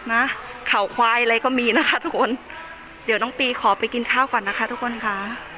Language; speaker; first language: Thai; native; Thai